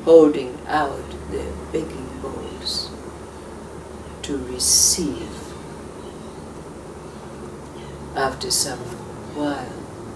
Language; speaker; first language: English; native; English